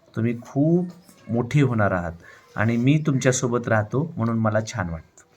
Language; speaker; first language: Marathi; native; Marathi